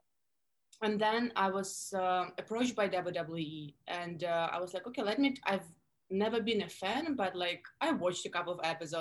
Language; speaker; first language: English; non-native, fluent; Russian